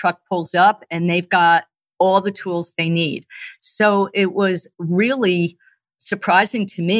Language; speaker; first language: English; native; English